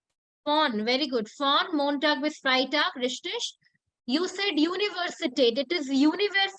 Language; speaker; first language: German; non-native, fluent; Hindi